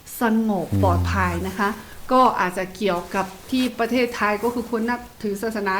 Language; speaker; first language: Thai; non-native, fluent; Chinese